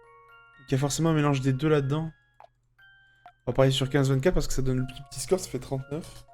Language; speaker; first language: French; native; French